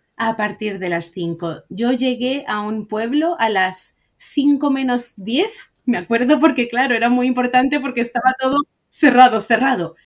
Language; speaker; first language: Spanish; native; Spanish